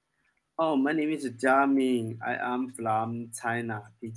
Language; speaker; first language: English; non-native, learner; Chinese